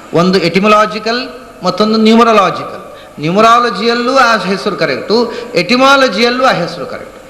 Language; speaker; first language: Kannada; non-native, local second language; Tulu